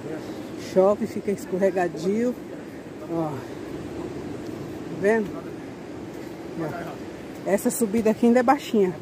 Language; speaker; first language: Portuguese; native; Portuguese